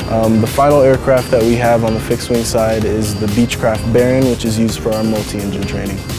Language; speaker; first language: English; native; English